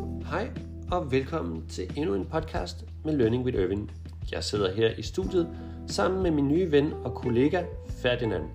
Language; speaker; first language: Danish; native; Danish